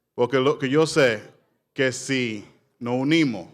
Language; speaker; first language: Spanish; early bilingual, heritage; Spanish